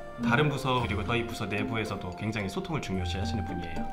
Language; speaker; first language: Korean; native; Korean